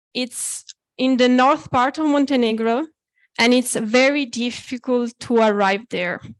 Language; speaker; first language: English; non-native, fluent; Italian